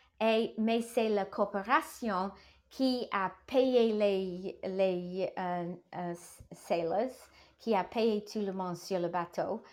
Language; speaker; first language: French; non-native, learner; English